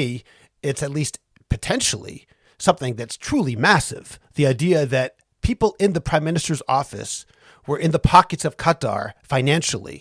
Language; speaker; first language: English; native; English